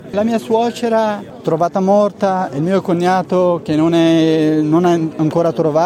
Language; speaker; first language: Italian; non-native, learner; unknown